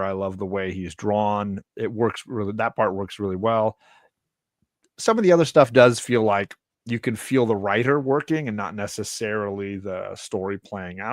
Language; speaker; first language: English; native; English